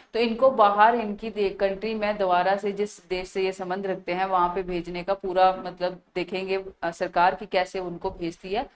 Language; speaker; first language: Hindi; native; Hindi